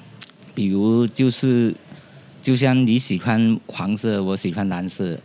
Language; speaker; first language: Chinese; non-native, local second language; Cantonese